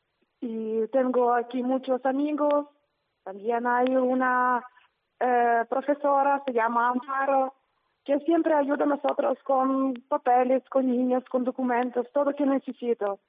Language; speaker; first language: Spanish; non-native, learner; Ukrainian